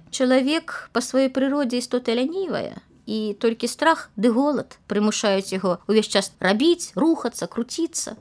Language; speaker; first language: Belarusian; native; Belarusian